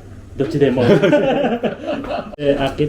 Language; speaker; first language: Japanese; non-native, learner; Filipino